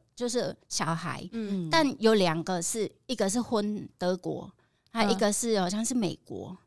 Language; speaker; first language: Chinese; non-native, fluent; Khmer